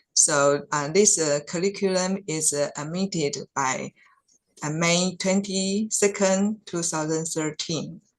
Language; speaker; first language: English; non-native, fluent; Chinese